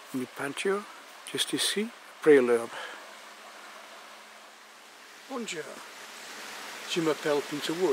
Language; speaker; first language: French; non-native, learner; English